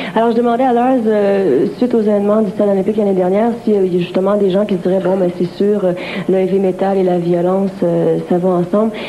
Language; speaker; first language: French; native; French